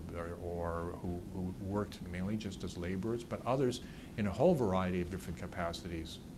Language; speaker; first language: English; native; English